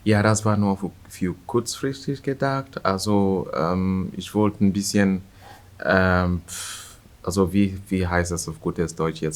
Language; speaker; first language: German; non-native, fluent; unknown